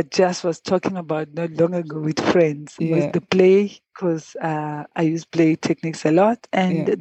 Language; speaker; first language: English; non-native, local second language; Zulu